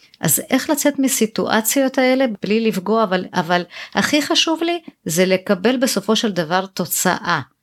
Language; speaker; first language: Hebrew; native; Hebrew